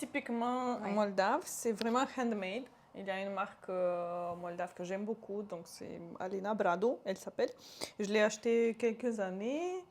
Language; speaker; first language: French; non-native, local second language; Romanian